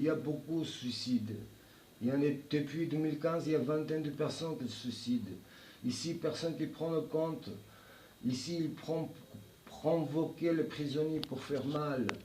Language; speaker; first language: French; non-native, learner; Georgian